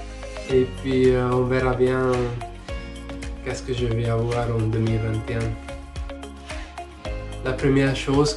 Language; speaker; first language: French; non-native, fluent; Hungarian